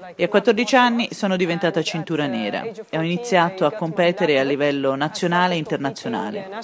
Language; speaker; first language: Italian; non-native, fluent; Arabic